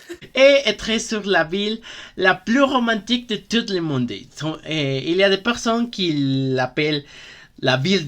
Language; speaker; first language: French; non-native, learner; Spanish